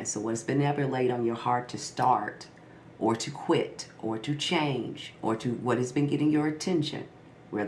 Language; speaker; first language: English; native; English